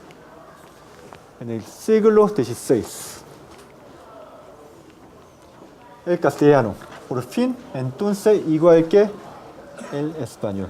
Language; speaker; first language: Spanish; non-native, fluent; Korean